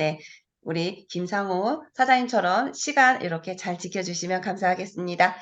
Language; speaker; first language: Korean; native; Korean